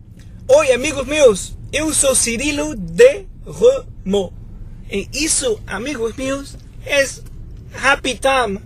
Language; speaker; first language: Portuguese; non-native, fluent; Spanish